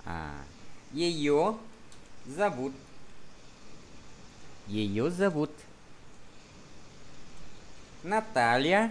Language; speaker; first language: Russian; non-native, fluent; Vietnamese